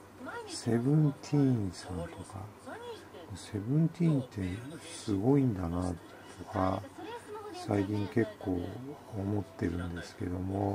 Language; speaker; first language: Japanese; native; Japanese